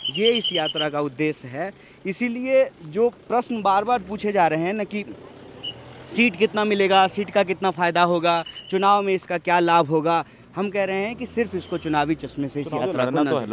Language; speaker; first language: Hindi; native; Hindi